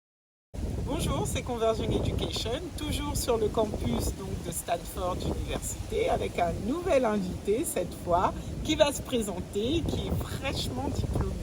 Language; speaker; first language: French; native; French